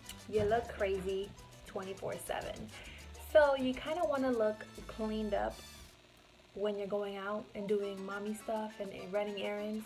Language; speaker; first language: English; early bilingual, other home language; Spanish